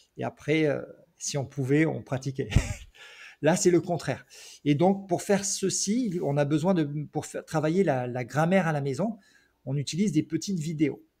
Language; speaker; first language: French; native; French